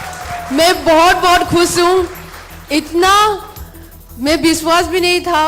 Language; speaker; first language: Hindi; non-native, local second language; Manipuri